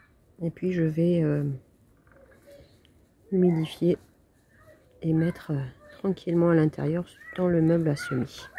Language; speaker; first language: French; native; French